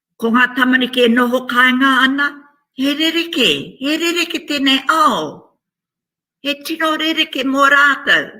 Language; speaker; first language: Māori; native; Māori